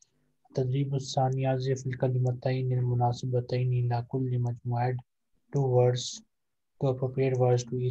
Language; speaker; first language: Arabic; non-native, fluent; Urdu